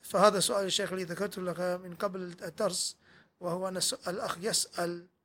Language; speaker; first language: Arabic; non-native, fluent; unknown